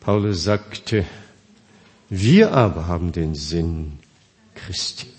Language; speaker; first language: German; non-native, fluent; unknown